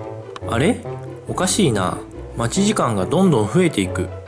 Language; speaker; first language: Japanese; native; Japanese